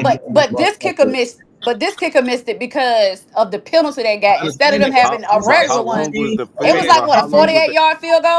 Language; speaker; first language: English; native; English